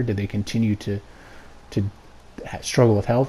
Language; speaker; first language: English; native; English